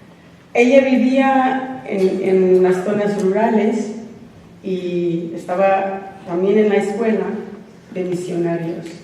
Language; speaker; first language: Spanish; non-native, fluent; English